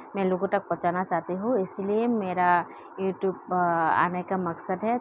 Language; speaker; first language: Hindi; non-native, local second language; Kok Borok